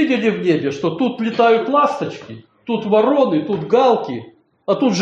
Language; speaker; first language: Polish; non-native, learner; Russian